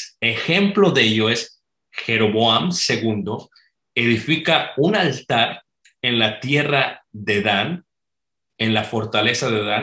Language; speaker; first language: Spanish; native; Spanish